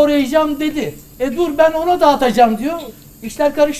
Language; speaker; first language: Turkish; native; Turkish